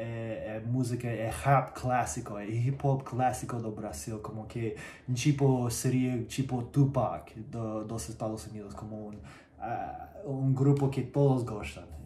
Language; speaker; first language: Portuguese; non-native, learner; English